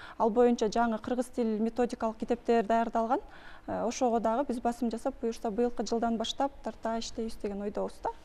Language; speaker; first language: Kyrgyz; native; Kyrgyz